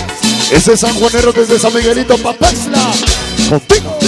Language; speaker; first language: Spanish; native; Spanish